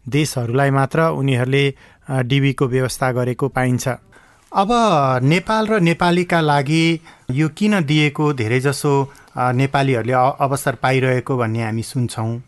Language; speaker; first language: Nepali; native; Nepali